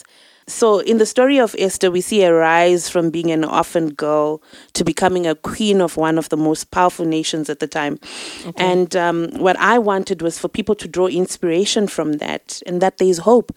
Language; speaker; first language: English; non-native, local second language; Shona